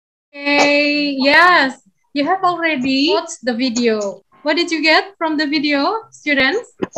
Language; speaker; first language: English; non-native, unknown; Indonesian